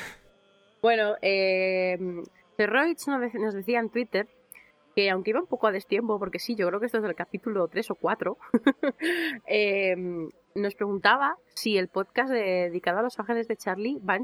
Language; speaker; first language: Spanish; native; Spanish